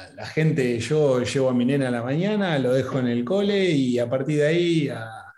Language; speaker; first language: Spanish; native; Spanish